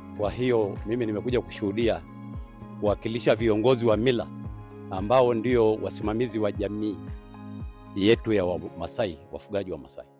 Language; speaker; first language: Swahili; non-native, local second language; Masai